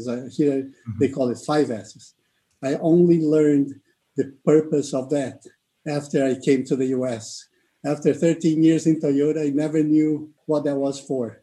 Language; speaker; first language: English; non-native, fluent; Portuguese